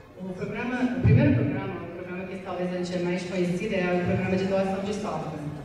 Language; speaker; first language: Portuguese; non-native, fluent; English